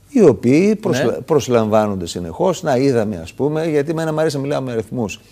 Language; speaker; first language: Greek; native; Greek